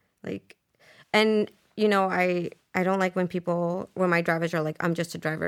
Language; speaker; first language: English; early bilingual, other home language; Spanish